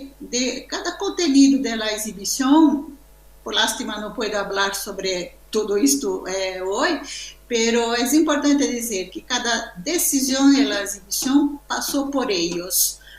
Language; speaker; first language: Spanish; non-native, learner; Portuguese